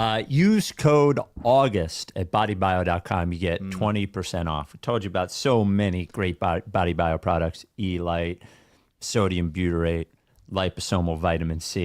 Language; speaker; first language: English; native; English